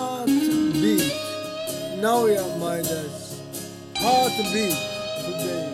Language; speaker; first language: English; non-native, learner; Japanese